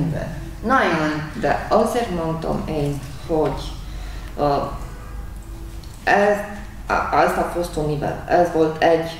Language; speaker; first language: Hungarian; non-native, learner; Romanian